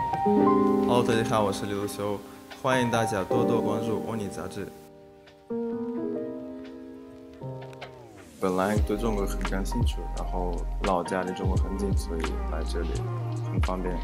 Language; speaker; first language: Chinese; non-native, fluent; Russian